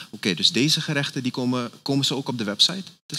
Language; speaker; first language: Dutch; native; Dutch